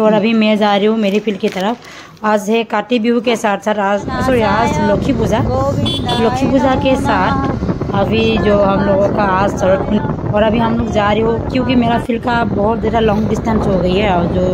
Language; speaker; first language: Hindi; non-native, local second language; Assamese